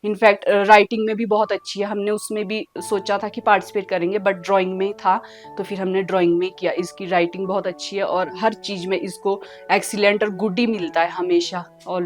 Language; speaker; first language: Hindi; native; Hindi